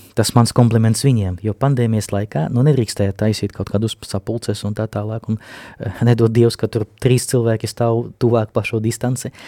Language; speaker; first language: Latvian; non-native, local second language; Russian